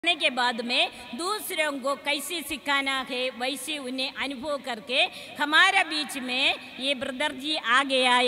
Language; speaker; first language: Hindi; non-native, local second language; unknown